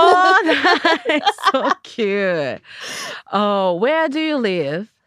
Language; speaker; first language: English; non-native, learner; Japanese